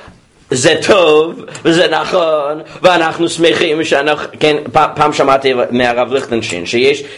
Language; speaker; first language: Hebrew; non-native, fluent; English